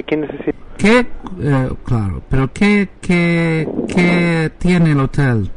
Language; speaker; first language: Spanish; non-native, learner; French